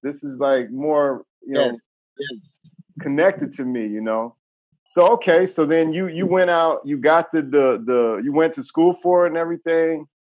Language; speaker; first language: English; native; English